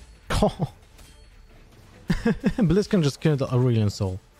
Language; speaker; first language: English; non-native, fluent; Polish